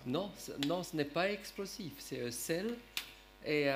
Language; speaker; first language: French; non-native, learner; German